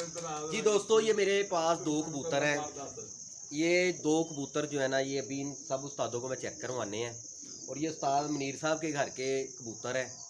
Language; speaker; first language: Hindi; non-native, local second language; Punjabi